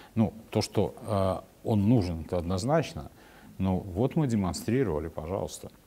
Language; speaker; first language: Russian; native; Russian